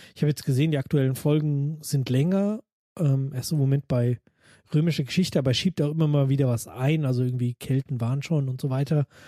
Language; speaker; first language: German; native; German